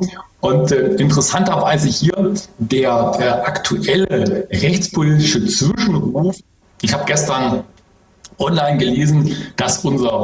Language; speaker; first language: German; native; German